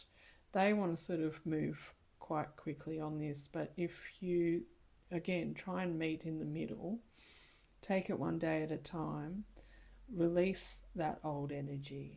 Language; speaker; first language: English; native; English